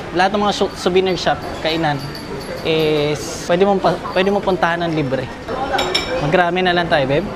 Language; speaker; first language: Filipino; native; Filipino